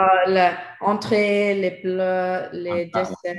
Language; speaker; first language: French; non-native, learner; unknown